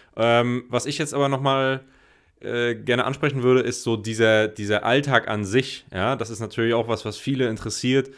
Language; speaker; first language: German; native; German